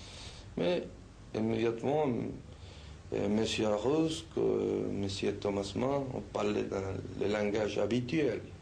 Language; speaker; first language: French; non-native, learner; Spanish